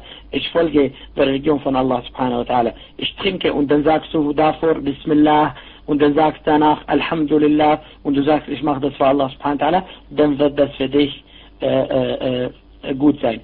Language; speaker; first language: German; non-native, fluent; Arabic